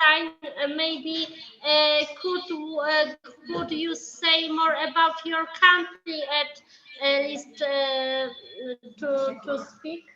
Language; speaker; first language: English; non-native, fluent; Polish